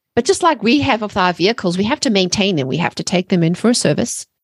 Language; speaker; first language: English; native; English